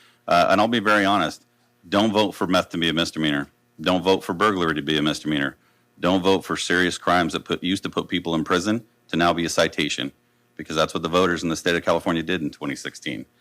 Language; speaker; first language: English; native; English